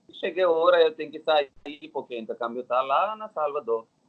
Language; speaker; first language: Portuguese; non-native, learner; Telugu